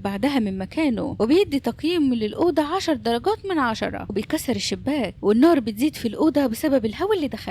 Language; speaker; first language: Arabic; native; Arabic